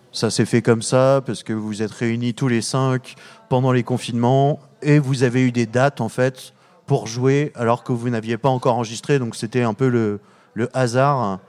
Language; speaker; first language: French; native; French